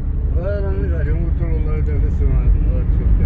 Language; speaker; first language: Arabic; native; Arabic